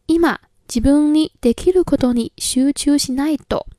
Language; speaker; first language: Japanese; non-native, fluent; Chinese